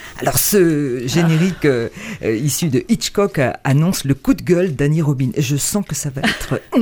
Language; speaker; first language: French; native; French